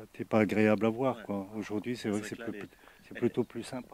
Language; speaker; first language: French; native; French